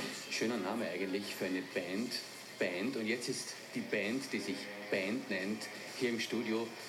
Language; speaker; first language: German; native; German